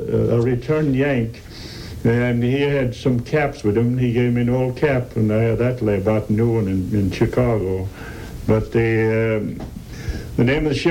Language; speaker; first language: English; native; English